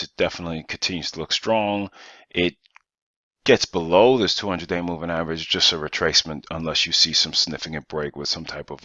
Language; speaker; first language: English; native; English